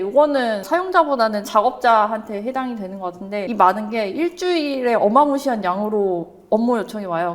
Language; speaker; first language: Korean; native; Korean